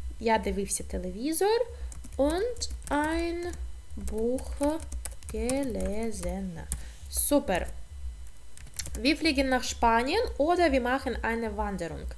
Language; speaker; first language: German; non-native, fluent; Ukrainian